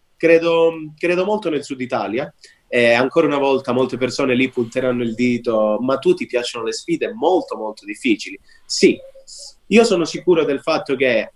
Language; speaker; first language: Italian; native; Italian